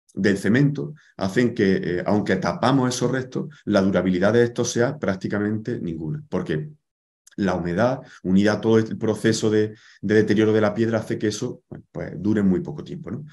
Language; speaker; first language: Spanish; native; Spanish